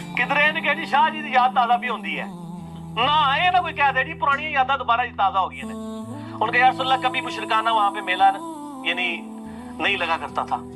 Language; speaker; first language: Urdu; non-native, local second language; Punjabi